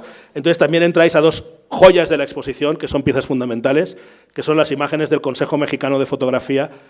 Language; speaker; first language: Spanish; native; Spanish